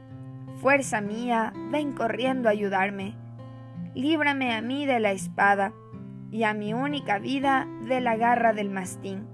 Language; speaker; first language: Spanish; native; Spanish